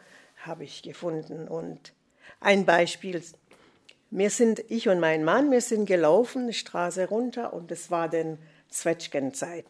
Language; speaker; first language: German; non-native, fluent; English